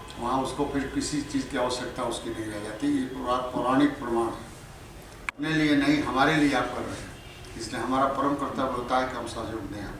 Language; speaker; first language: Hindi; native; Hindi